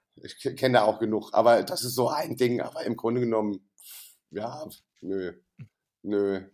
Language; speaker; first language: German; native; German